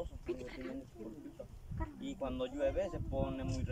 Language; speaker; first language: Spanish; native; Spanish